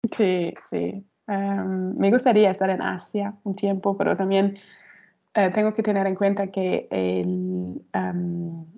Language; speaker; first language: Spanish; non-native, fluent; German